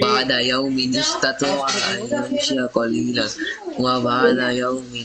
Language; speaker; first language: Arabic; non-native, learner; Bangla